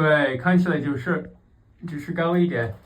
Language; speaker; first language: Chinese; non-native, learner; English